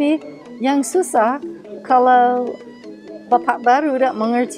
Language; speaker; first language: Indonesian; non-native, learner; English